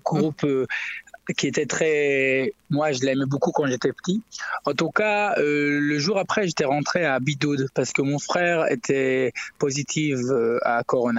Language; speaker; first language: French; non-native, learner; Hebrew